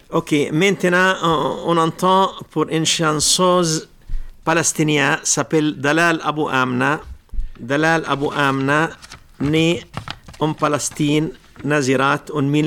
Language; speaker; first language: French; non-native, local second language; Arabic